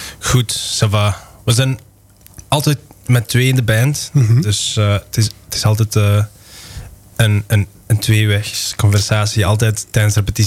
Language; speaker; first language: Dutch; non-native, local second language; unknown